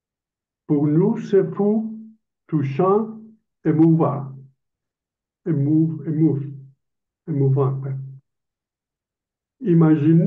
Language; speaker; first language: French; non-native, learner; Spanish